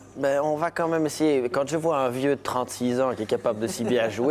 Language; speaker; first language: French; native; French